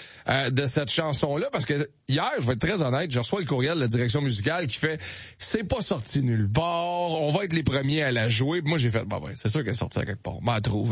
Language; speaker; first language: French; native; French